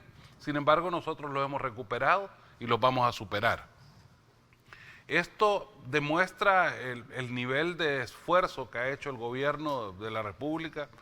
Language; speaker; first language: Spanish; native; Spanish